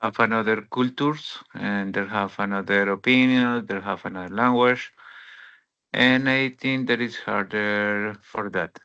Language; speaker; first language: English; non-native, learner; Spanish